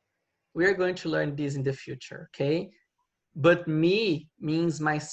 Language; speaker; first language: English; non-native, fluent; Portuguese